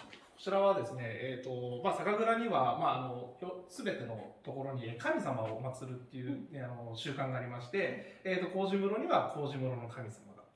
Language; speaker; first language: Japanese; native; Japanese